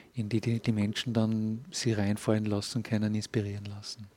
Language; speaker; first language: German; native; German